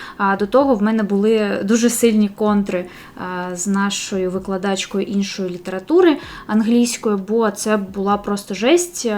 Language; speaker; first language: Ukrainian; non-native, local second language; Russian